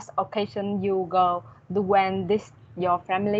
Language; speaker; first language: English; non-native, learner; Vietnamese